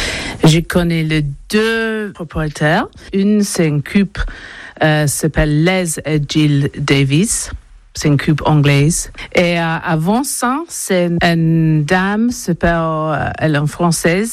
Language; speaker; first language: French; non-native, learner; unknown